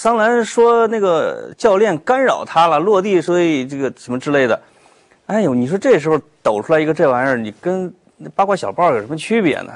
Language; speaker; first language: Chinese; native; Chinese